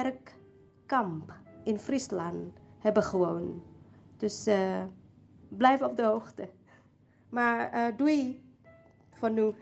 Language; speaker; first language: Dutch; non-native, fluent; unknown